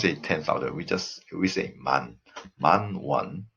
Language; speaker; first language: English; non-native, fluent; Korean